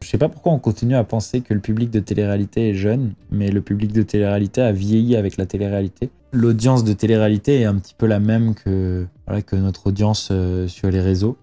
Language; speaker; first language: French; native; French